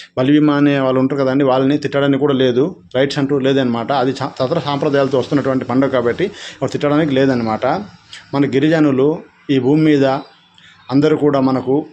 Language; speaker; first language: Telugu; non-native, local second language; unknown